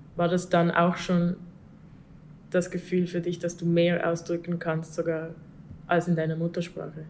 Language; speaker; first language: German; native; German